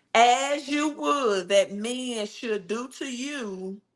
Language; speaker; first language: English; native; English